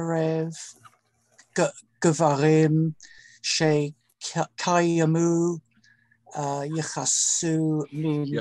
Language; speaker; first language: Hebrew; non-native, learner; English